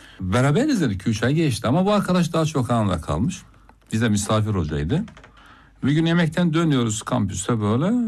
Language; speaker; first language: Turkish; non-native, local second language; Zaza